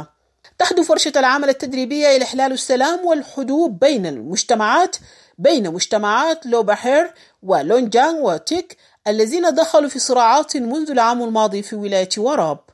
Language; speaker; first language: Arabic; native; Arabic